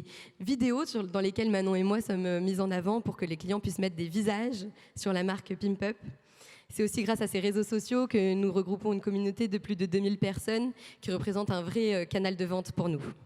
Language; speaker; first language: French; native; French